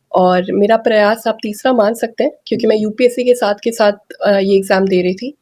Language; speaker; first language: Hindi; native; Hindi